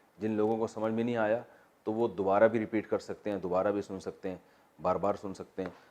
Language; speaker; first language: Urdu; native; Urdu